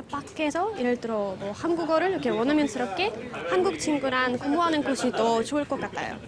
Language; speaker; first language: Korean; non-native, fluent; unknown